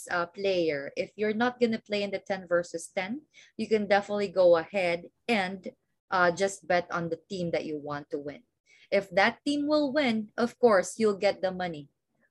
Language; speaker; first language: English; non-native, local second language; Filipino